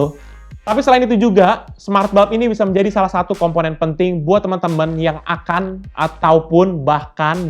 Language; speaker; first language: Indonesian; native; Indonesian